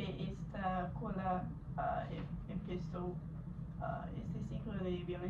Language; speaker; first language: Spanish; non-native, learner; English